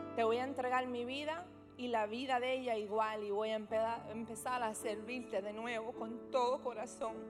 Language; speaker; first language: Spanish; early bilingual, heritage; Spanish